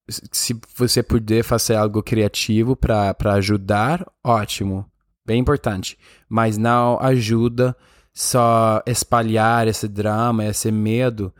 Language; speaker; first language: Portuguese; non-native, fluent; Spanish